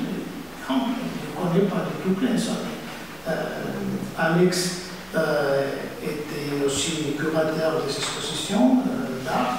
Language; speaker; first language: French; non-native, fluent; Spanish